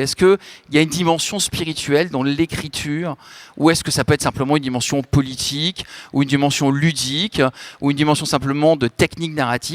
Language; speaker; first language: French; native; French